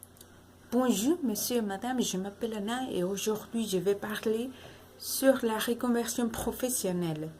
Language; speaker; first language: French; non-native, learner; Spanish